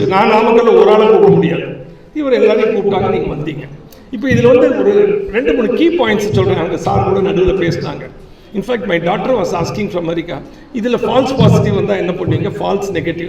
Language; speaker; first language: Tamil; native; Tamil